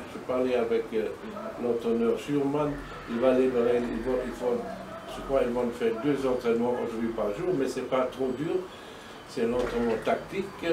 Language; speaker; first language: French; non-native, learner; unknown